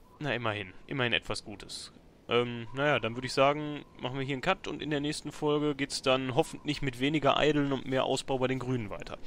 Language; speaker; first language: German; native; German